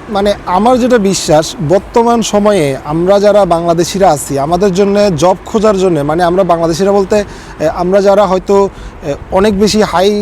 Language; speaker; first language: Bangla; native; Bangla